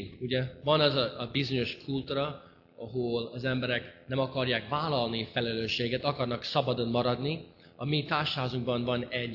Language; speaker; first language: Hungarian; non-native, fluent; English